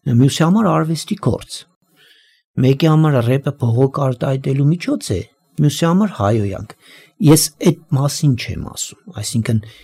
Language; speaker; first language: Armenian; native; Armenian